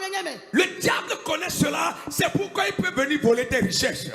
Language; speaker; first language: French; non-native, local second language; Ewe